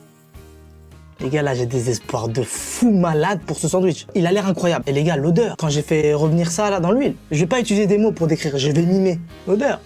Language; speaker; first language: French; native; French